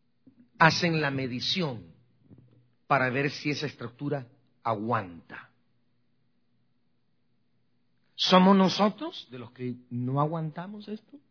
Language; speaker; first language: Spanish; native; Spanish